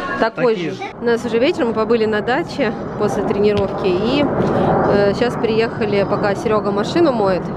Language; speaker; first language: Russian; native; Russian